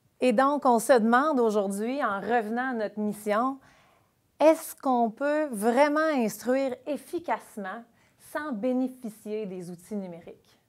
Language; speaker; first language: French; native; French